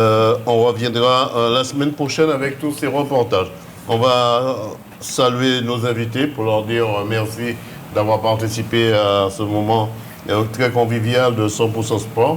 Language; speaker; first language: French; native; French